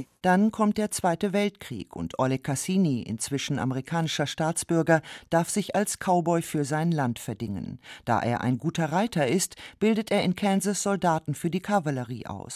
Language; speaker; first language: German; native; German